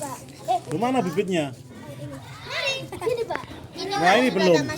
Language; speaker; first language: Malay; non-native, local second language; Javanese